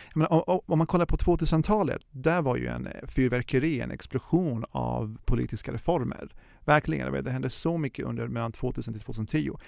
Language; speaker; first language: Swedish; early bilingual, other home language; Arabic